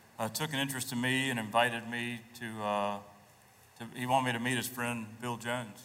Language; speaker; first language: English; native; English